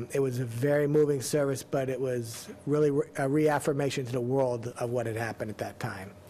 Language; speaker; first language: English; native; English